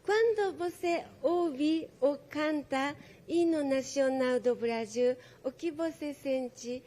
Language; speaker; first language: Portuguese; non-native, fluent; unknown